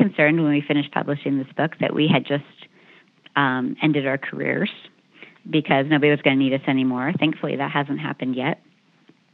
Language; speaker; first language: English; native; English